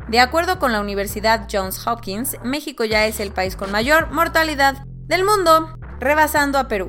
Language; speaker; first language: Spanish; native; Spanish